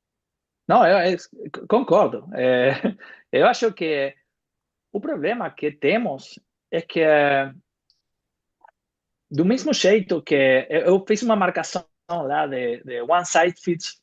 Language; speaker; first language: Portuguese; non-native, fluent; Spanish